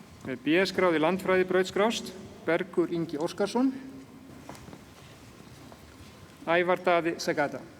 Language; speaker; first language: Icelandic; native; Icelandic